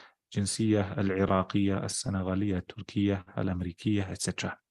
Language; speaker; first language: Arabic; non-native, fluent; English